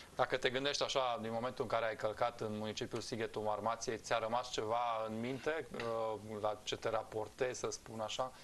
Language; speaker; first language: Romanian; native; Romanian